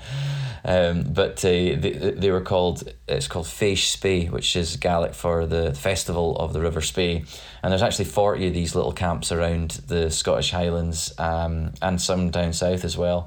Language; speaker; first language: English; native; English